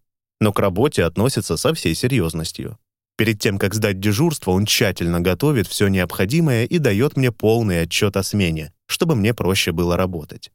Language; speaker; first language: Russian; native; Russian